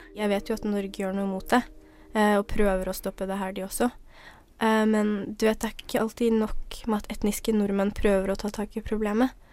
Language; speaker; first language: Norwegian; early bilingual, other home language; Somali